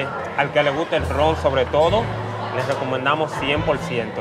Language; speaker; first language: Spanish; native; Spanish